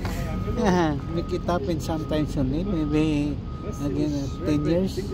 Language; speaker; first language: English; non-native, local second language; Filipino